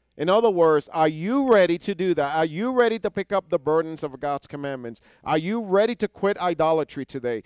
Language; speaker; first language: English; non-native, fluent; Hebrew